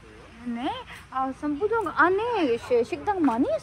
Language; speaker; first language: Korean; non-native, learner; Urdu